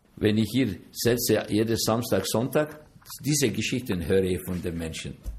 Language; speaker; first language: German; non-native, fluent; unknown